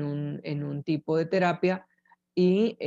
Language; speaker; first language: Spanish; native; Spanish